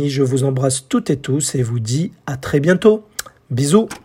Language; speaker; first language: French; native; French